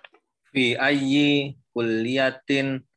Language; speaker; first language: Arabic; non-native, learner; Indonesian